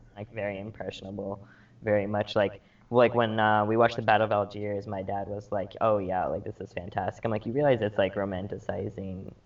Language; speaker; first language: English; early bilingual, other home language; Arabic